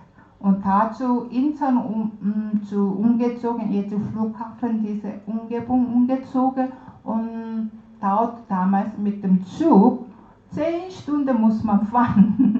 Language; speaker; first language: German; non-native, learner; Korean